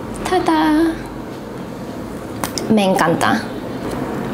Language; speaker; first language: Spanish; non-native, fluent; Korean